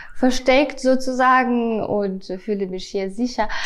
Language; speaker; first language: German; non-native, fluent; Russian